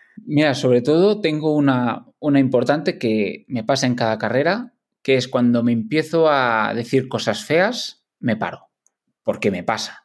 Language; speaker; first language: Spanish; non-native, local second language; Catalan